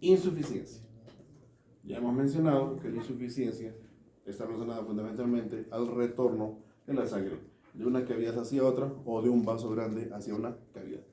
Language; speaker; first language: Spanish; native; Spanish